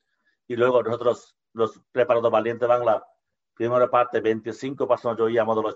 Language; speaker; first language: Spanish; non-native, learner; Bangla